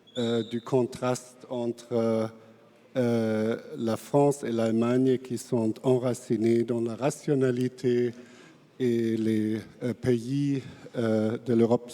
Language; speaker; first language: French; non-native, fluent; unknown